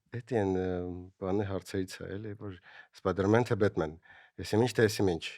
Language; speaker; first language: Armenian; early bilingual, other home language; Russian